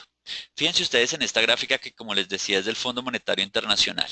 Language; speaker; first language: Spanish; native; Spanish